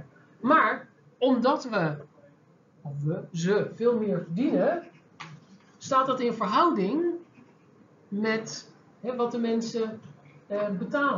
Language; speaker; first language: Dutch; native; Dutch